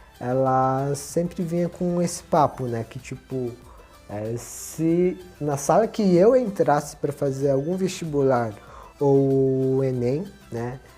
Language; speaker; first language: Portuguese; native; Portuguese